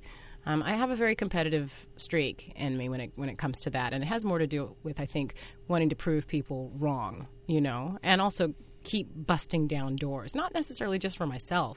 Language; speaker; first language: English; native; English